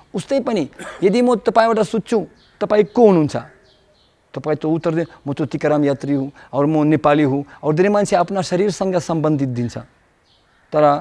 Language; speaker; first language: Nepali; non-native, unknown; Russian